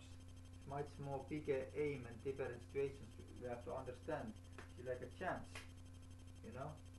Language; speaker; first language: English; non-native, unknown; Estonian